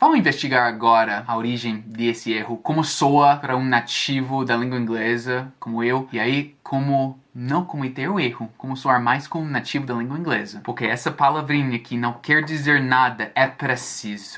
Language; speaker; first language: Portuguese; non-native, fluent; English